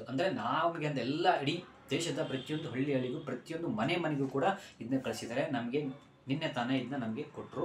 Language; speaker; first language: Kannada; native; Kannada